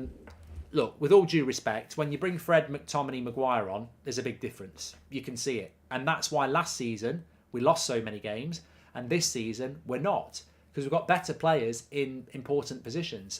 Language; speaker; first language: English; native; English